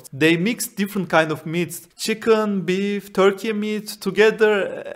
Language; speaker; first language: English; non-native, fluent; Turkish